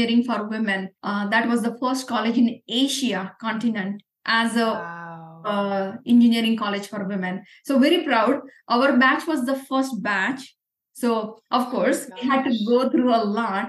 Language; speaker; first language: English; non-native, local second language; Marathi